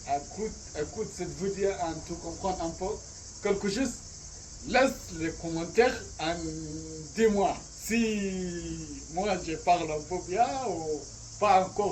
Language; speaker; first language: French; non-native, learner; Arabic